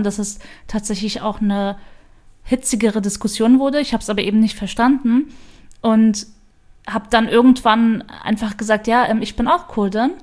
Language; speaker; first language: German; early bilingual, other home language; Turkish